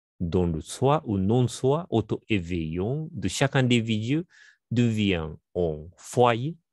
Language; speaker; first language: French; non-native, fluent; Japanese